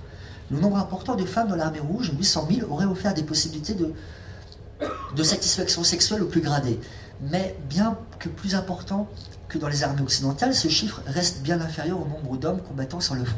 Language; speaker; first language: French; native; French